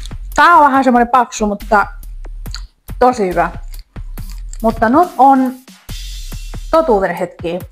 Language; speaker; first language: Finnish; non-native, learner; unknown